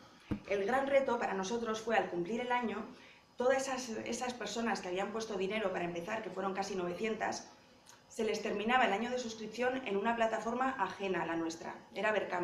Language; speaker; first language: Spanish; native; Spanish